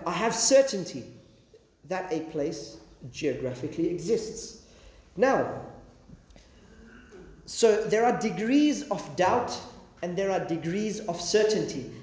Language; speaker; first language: English; native; English